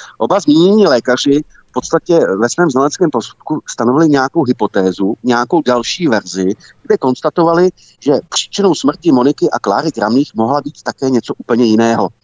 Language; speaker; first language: Czech; native; Czech